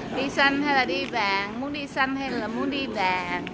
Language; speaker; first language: Vietnamese; native; Vietnamese